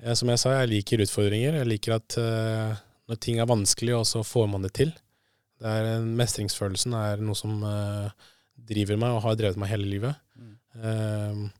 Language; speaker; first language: Norwegian; early bilingual, other home language; Spanish